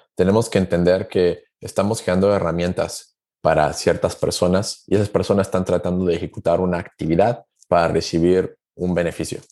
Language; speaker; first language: Spanish; native; Spanish